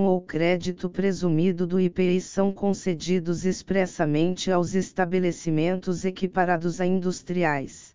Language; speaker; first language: Portuguese; native; Portuguese